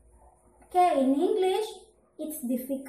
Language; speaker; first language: English; non-native, local second language; Filipino